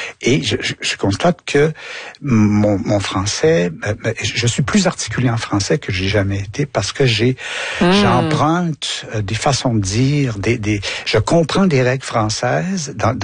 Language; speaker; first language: French; native; French